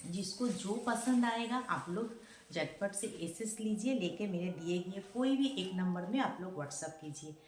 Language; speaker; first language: Hindi; non-native, local second language; Bangla